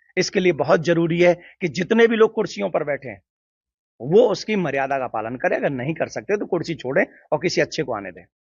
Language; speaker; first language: Hindi; native; Hindi